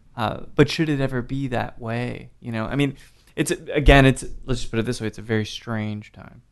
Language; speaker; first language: English; native; English